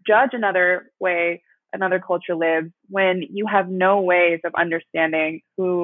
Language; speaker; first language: English; native; English